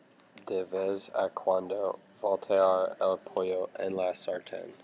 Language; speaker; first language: Spanish; non-native, learner; English